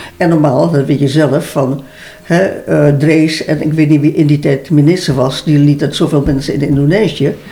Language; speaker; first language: Dutch; early bilingual, other home language; Malay